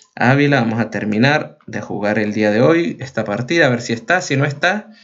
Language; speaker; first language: Spanish; native; Spanish